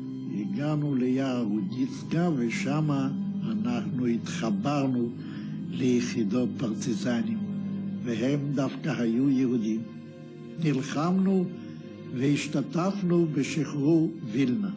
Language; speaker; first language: Hebrew; non-native, fluent; Yiddish